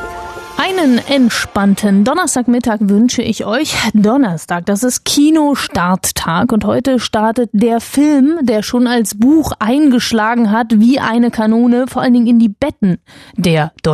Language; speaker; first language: German; native; German